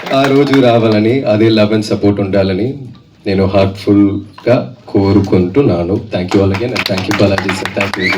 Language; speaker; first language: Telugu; non-native, local second language; Tamil